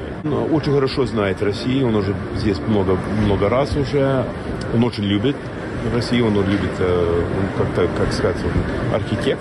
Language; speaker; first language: Russian; non-native, fluent; English